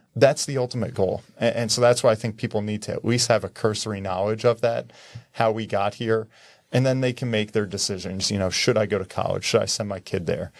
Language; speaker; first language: English; native; English